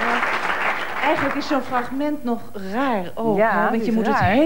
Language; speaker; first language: Dutch; native; Dutch